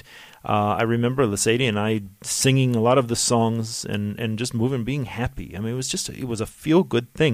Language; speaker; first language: English; native; English